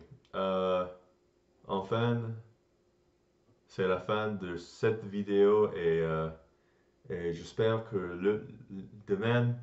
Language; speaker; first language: French; non-native, learner; English